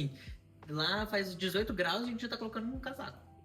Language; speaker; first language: Portuguese; native; Portuguese